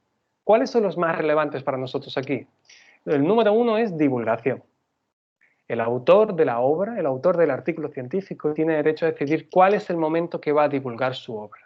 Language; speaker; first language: Spanish; native; Spanish